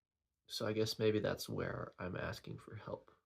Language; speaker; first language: English; native; English